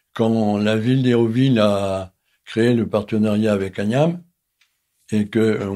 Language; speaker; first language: French; native; French